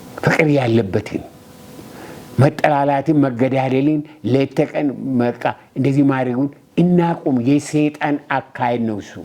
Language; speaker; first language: Amharic; non-native, local second language; Oromo